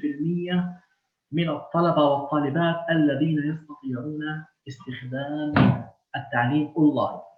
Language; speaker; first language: Arabic; native; Arabic